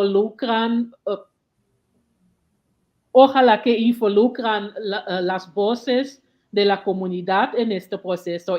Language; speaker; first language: Spanish; non-native, learner; English